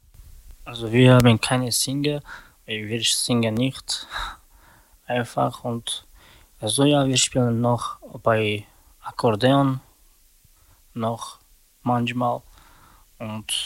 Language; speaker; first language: German; non-native, learner; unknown